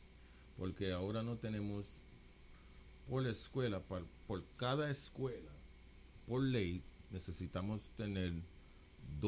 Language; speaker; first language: Spanish; non-native, local second language; English